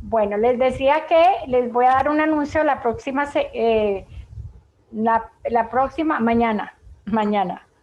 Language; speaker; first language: Spanish; native; Spanish